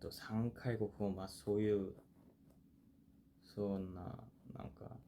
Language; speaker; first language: Japanese; non-native, fluent; Korean